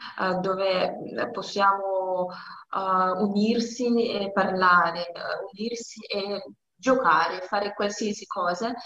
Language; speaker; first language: Italian; non-native, learner; Russian